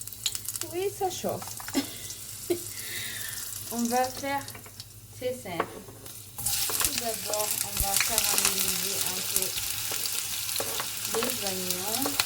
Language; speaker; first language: French; non-native, local second language; Malagasy